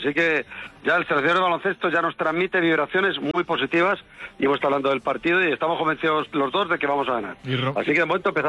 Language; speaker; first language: Spanish; native; Spanish